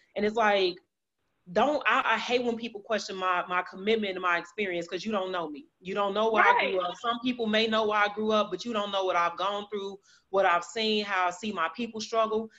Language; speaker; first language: English; native; English